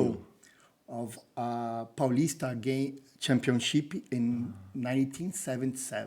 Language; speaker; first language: English; non-native, learner; Portuguese